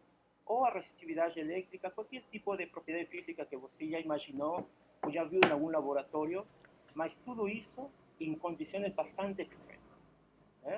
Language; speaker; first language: Portuguese; non-native, fluent; Spanish